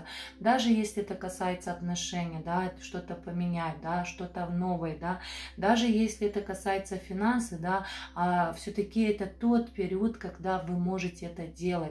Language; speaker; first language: Russian; non-native, fluent; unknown